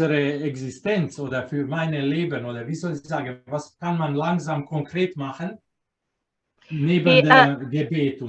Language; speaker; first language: German; non-native, fluent; Croatian